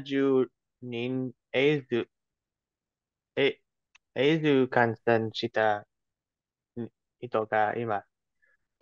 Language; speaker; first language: Japanese; non-native, learner; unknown